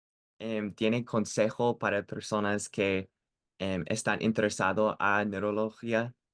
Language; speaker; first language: Spanish; non-native, learner; English